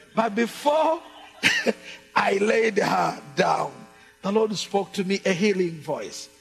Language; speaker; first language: English; non-native, local second language; Ganda